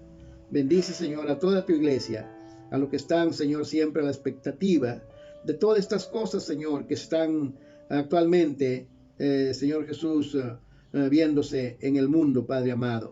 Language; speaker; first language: Spanish; native; Spanish